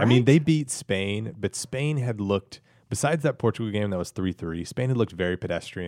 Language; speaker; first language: English; native; English